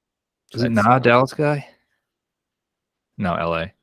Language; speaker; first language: English; native; English